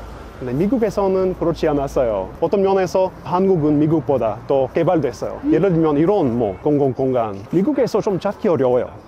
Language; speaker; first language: Korean; non-native, fluent; English